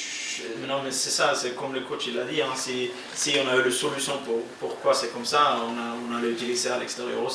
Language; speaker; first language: French; non-native, fluent; Norwegian